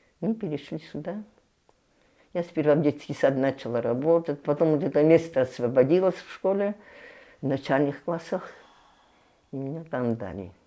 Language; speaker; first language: Russian; non-native, local second language; Abkhazian